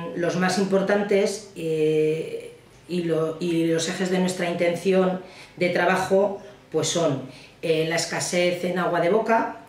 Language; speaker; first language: Spanish; native; Spanish